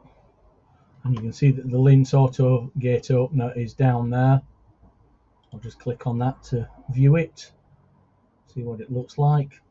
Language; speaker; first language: English; native; English